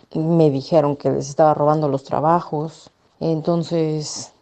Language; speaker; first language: Spanish; native; Spanish